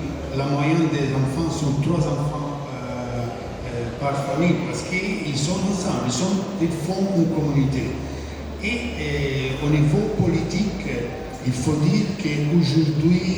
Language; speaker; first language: French; non-native, fluent; Italian